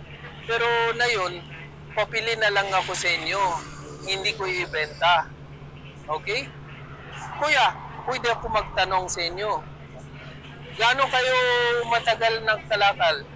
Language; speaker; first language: Filipino; non-native, learner; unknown